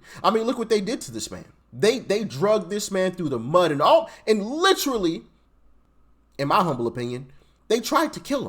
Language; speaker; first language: English; native; English